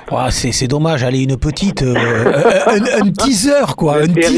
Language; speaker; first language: French; native; French